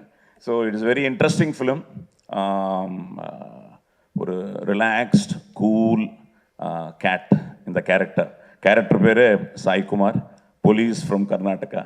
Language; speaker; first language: Tamil; non-native, local second language; Telugu